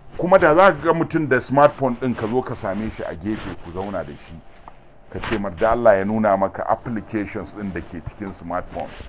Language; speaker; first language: Hausa; native; Hausa